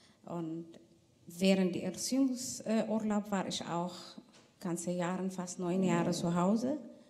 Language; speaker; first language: German; non-native, fluent; Tigrinya